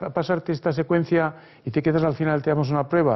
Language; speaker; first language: Spanish; non-native, local second language; Catalan